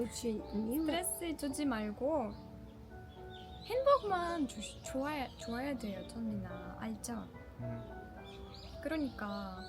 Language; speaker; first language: Korean; non-native, learner; Russian